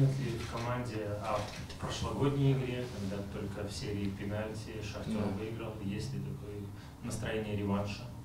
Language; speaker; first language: Russian; native; Russian